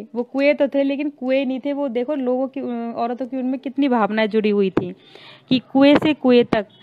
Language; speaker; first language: Hindi; native; Hindi